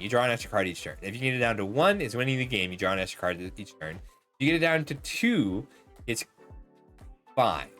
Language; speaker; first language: English; native; English